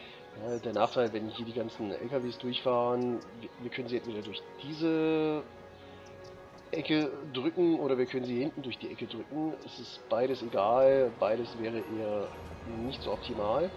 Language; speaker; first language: German; native; German